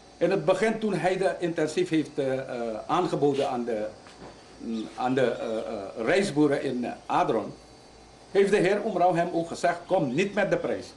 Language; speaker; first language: Dutch; native; Dutch